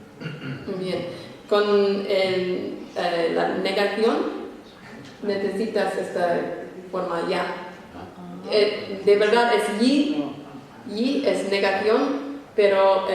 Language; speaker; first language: Spanish; non-native, fluent; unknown